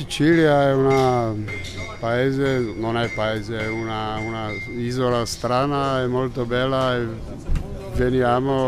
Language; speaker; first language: Italian; non-native, learner; Czech